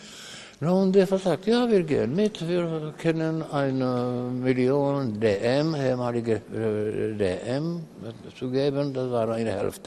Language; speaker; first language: German; non-native, learner; Czech